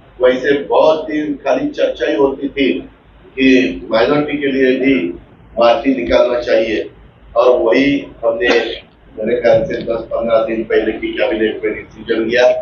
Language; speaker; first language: Hindi; non-native, local second language; Marathi